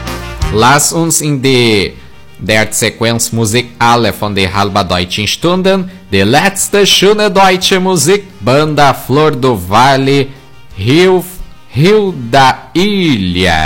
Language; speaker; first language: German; early bilingual, heritage; Portuguese